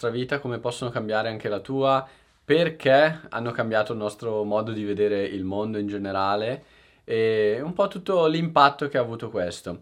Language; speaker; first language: Italian; native; Italian